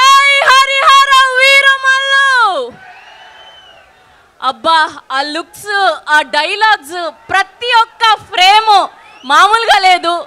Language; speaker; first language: Telugu; native; Telugu